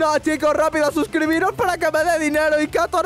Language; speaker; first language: Spanish; native; Spanish